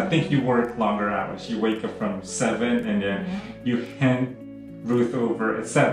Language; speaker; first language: English; non-native, fluent; Indonesian